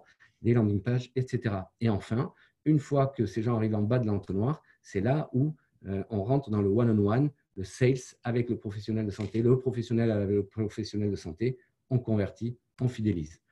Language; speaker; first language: French; native; French